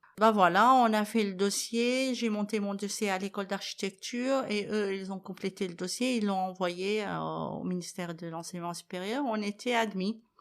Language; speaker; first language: French; non-native, fluent; Arabic